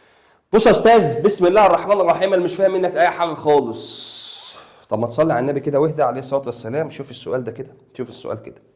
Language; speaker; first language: Arabic; native; Arabic